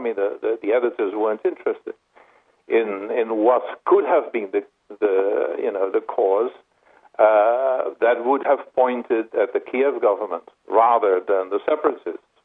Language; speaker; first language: English; non-native, fluent; Dutch